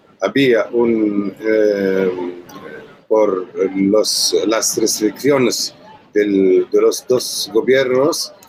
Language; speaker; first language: Spanish; non-native, learner; Arabic